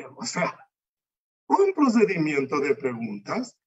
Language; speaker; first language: Spanish; native; Spanish